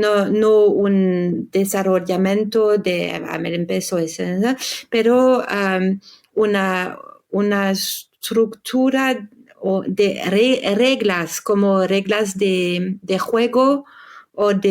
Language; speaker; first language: Spanish; non-native, fluent; French